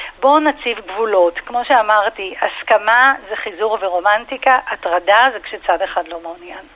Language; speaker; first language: Hebrew; early bilingual, other home language; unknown